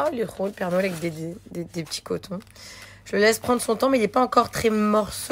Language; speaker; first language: French; native; French